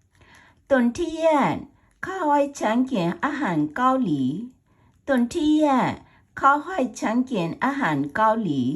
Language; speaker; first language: Thai; non-native, fluent; Burmese